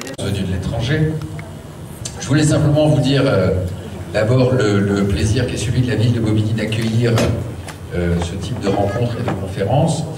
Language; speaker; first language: French; early bilingual, other home language; Swiss German